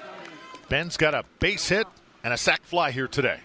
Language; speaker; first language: English; native; English